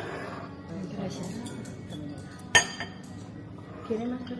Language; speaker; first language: Spanish; non-native, learner; Armenian